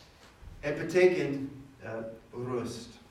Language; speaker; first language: Dutch; non-native, fluent; English